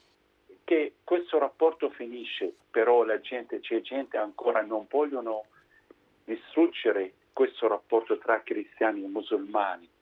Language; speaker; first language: Italian; non-native, fluent; Arabic